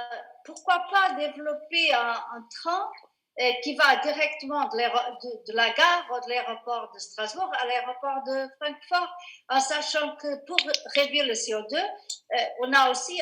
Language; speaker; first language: French; non-native, fluent; Portuguese